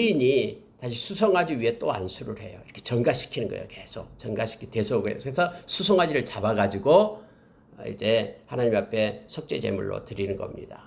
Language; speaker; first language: Korean; native; Korean